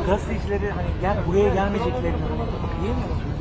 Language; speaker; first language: Turkish; native; Turkish